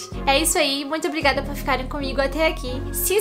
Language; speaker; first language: Portuguese; native; Portuguese